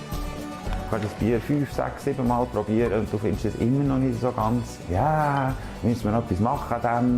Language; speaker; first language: German; native; German